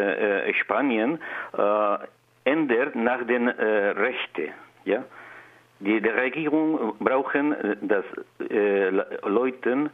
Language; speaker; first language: German; non-native, learner; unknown